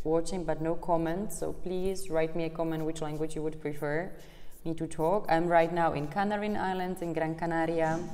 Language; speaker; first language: English; non-native, fluent; Czech